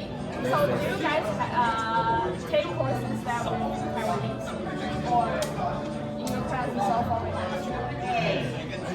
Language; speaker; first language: English; non-native, fluent; Chinese